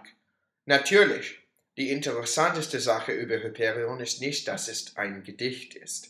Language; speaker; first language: German; non-native, learner; English